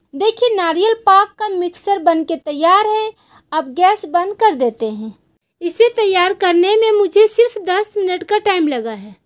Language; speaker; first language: Hindi; native; Hindi